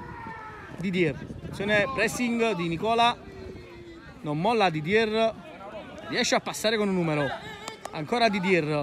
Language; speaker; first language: Italian; native; Italian